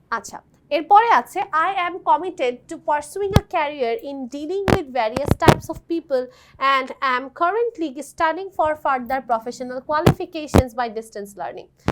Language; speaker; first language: English; non-native, local second language; Bangla